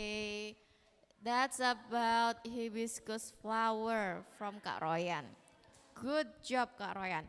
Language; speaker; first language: English; non-native, learner; Indonesian